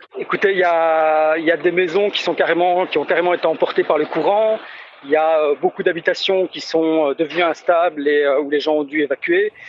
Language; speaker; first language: French; native; French